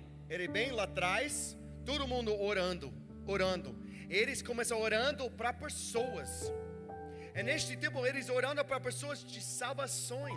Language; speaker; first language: Portuguese; non-native, learner; English